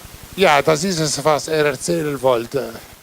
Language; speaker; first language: German; non-native, fluent; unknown